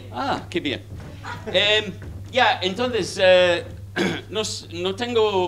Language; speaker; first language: Spanish; non-native, learner; English